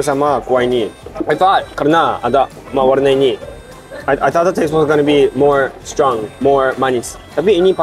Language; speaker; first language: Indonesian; non-native, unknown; Japanese